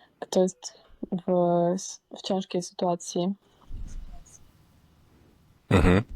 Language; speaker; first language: Polish; non-native, fluent; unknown